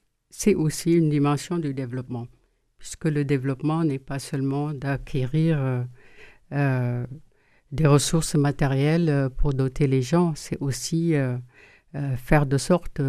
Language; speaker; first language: French; non-native, local second language; Wolof